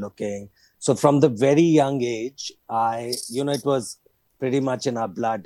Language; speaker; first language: English; non-native, local second language; Hindi